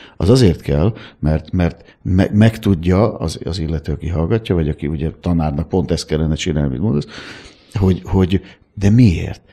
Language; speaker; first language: Hungarian; native; Hungarian